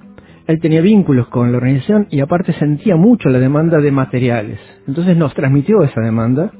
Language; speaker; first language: Spanish; native; Spanish